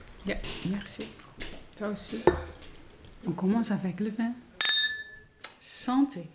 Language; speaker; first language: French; non-native, learner; Dutch